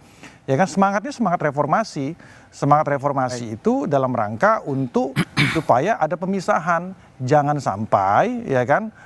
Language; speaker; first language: Indonesian; native; Indonesian